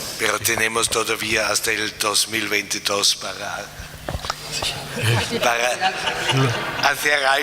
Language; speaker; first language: Spanish; non-native, fluent; German